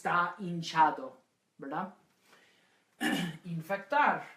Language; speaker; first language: Spanish; non-native, fluent; English